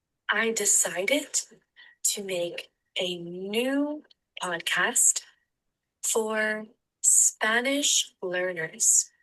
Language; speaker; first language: English; non-native, learner; Spanish